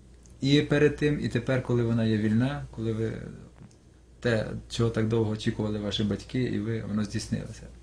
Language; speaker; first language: Ukrainian; native; Ukrainian